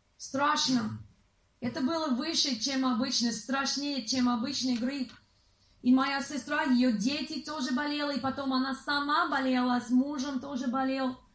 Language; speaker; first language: Russian; non-native, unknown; English